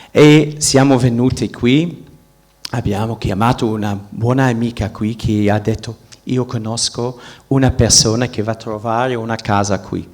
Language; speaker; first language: Italian; non-native, fluent; English